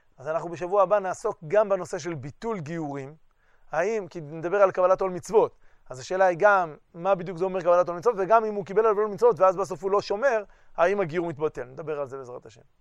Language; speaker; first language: Hebrew; native; Hebrew